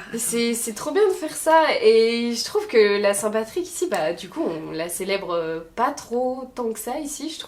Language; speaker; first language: French; native; French